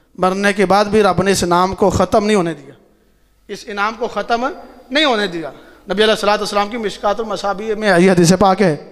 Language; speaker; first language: Urdu; non-native, local second language; Punjabi